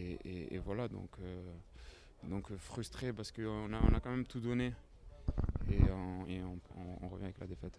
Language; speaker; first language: French; native; French